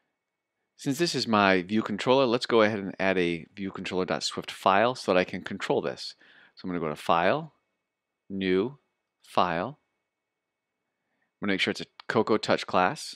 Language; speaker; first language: English; native; English